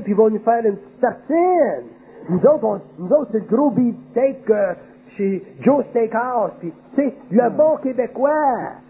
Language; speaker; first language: French; native; French